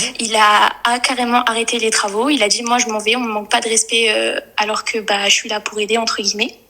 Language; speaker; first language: French; native; French